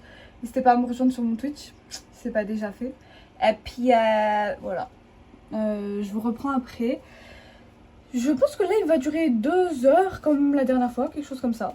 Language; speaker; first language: French; native; French